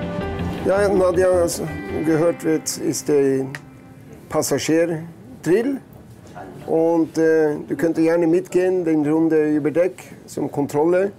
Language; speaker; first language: German; non-native, learner; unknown